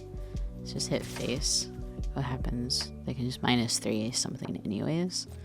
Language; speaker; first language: English; native; English